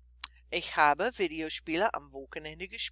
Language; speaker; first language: German; non-native, fluent; English